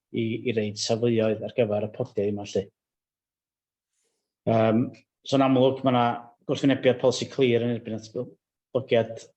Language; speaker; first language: Welsh; native; Welsh